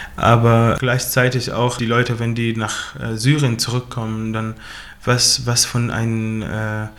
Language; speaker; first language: German; non-native, fluent; Arabic